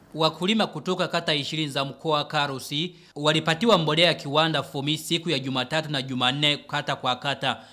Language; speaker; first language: Swahili; non-native, local second language; Rundi